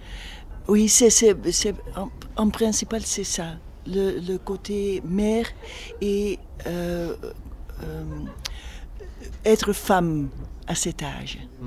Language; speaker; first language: French; non-native, local second language; Dutch